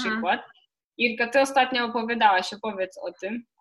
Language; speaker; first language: Polish; non-native, fluent; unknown